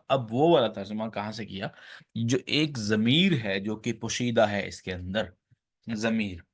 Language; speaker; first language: Urdu; native; Urdu